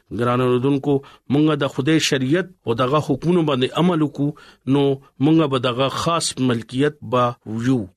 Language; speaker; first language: Pashto; non-native, local second language; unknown